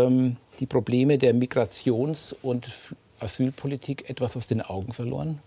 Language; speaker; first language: German; native; German